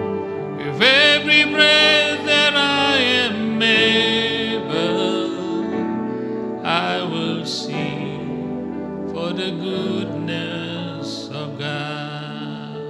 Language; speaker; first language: English; non-native, local second language; Malay